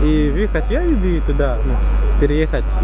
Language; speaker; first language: Russian; non-native, learner; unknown